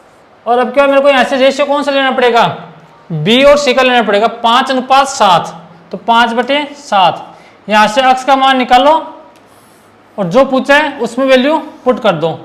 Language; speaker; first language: Hindi; native; Hindi